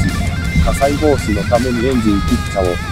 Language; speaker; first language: Japanese; native; Japanese